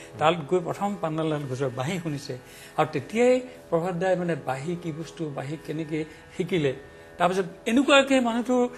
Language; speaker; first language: Assamese; native; Assamese